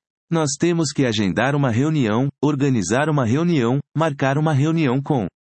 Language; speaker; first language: Portuguese; native; Portuguese